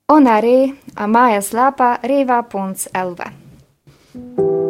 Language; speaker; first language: Latvian; non-native, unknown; Polish